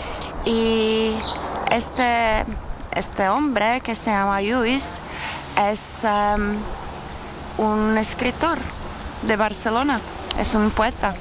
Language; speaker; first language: Spanish; non-native, learner; Czech